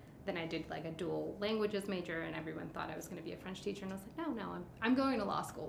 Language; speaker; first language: English; early bilingual, other home language; Spanish